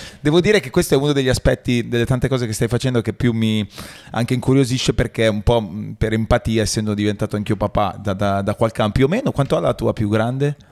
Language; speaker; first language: Italian; native; Italian